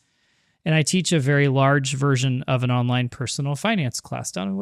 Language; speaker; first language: English; native; English